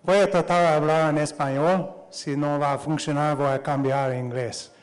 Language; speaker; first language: Spanish; non-native, learner; English